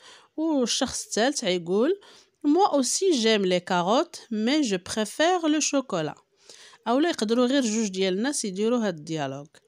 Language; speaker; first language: French; non-native, local second language; Arabic